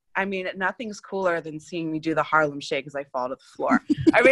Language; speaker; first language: English; native; English